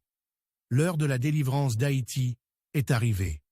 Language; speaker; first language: French; non-native, local second language; Haitian Creole